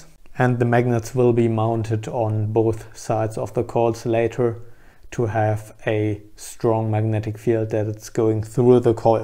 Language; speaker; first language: English; non-native, fluent; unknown